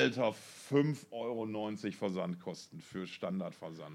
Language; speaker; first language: German; native; German